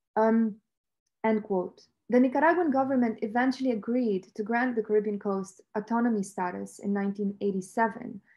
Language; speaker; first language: English; non-native, fluent; Romanian